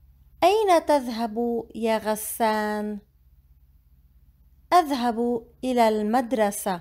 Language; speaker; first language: Arabic; non-native, fluent; English